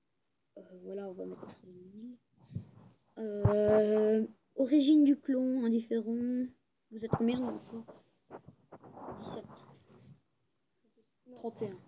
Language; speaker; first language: French; native; French